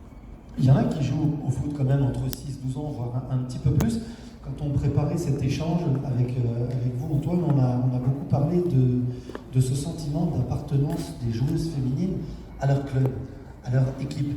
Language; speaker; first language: French; native; French